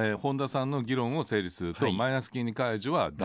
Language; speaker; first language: Japanese; native; Japanese